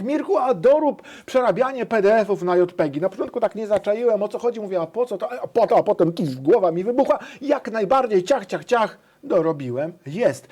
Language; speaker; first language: Polish; native; Polish